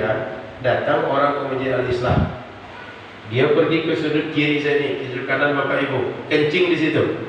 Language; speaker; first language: Indonesian; non-native, local second language; Malay